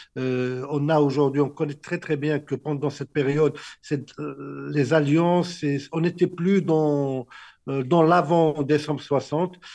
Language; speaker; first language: French; non-native, local second language; Arabic